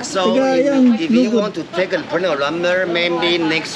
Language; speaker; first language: English; non-native, learner; Chinese